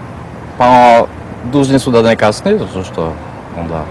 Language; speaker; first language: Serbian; non-native, fluent; French